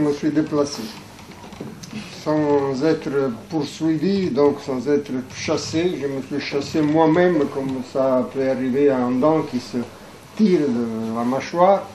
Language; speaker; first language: French; non-native, fluent; Italian